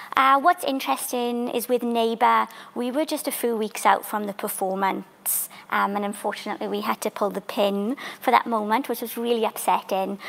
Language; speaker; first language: English; native; English